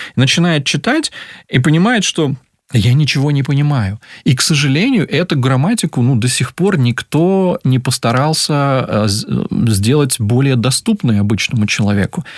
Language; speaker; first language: Russian; native; Russian